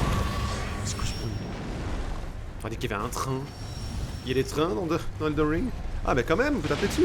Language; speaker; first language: French; native; French